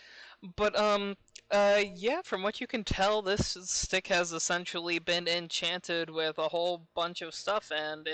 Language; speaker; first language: English; native; English